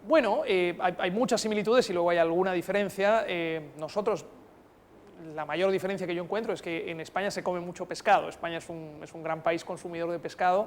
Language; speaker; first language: Spanish; native; Spanish